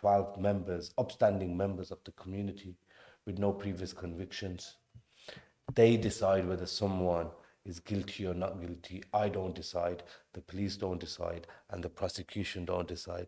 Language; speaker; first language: English; native; English